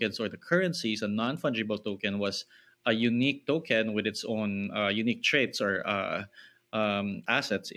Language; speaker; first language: English; non-native, local second language; Filipino